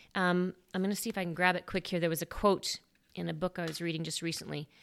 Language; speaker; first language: English; native; English